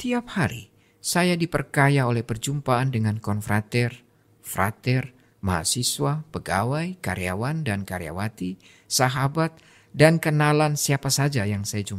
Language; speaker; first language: Indonesian; non-native, local second language; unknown